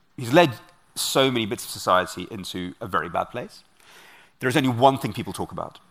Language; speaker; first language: English; native; English